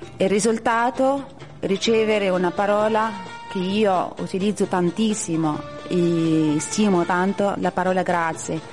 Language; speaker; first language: Italian; non-native, fluent; Arabic